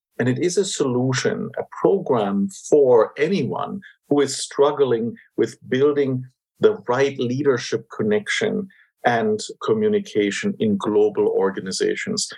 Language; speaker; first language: English; non-native, fluent; German